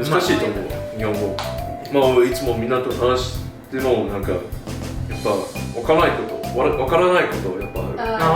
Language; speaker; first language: Japanese; non-native, fluent; Chinese